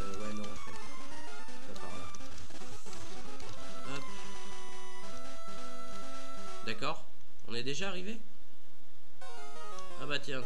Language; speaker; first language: French; native; French